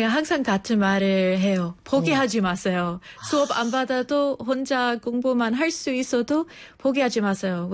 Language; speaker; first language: Korean; non-native, fluent; English